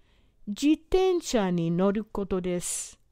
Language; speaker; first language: Japanese; non-native, fluent; English